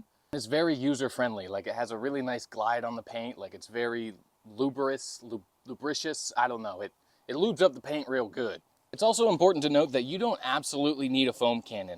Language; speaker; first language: English; native; English